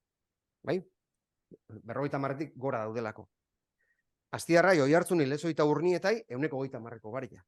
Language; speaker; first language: Basque; native; Basque